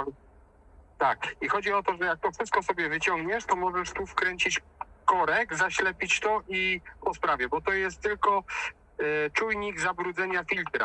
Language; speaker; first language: Polish; native; Polish